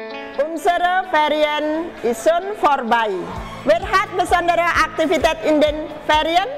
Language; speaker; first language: German; non-native, fluent; Indonesian